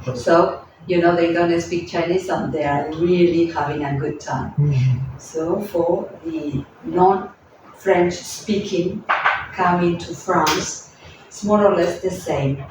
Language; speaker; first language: English; non-native, fluent; Spanish